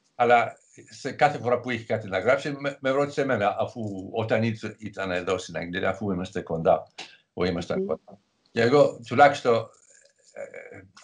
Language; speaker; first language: Greek; non-native, fluent; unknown